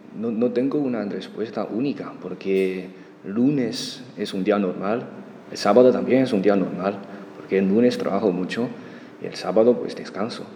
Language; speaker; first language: Spanish; non-native, fluent; Chinese